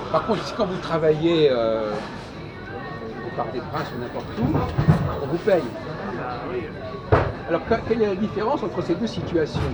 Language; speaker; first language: French; native; French